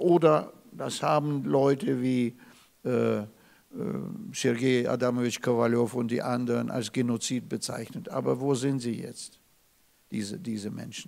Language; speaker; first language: German; non-native, fluent; Russian